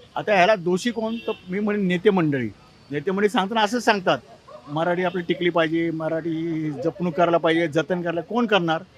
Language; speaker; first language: Marathi; native; Marathi